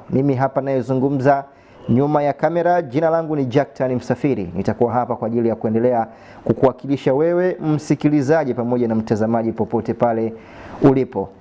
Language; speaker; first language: Swahili; native; Swahili